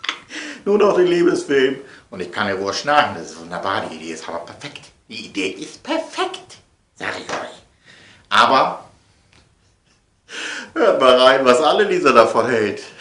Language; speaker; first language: German; native; German